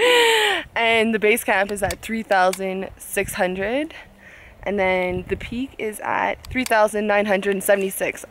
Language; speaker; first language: English; native; English